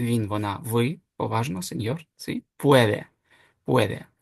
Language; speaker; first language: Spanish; non-native, fluent; Ukrainian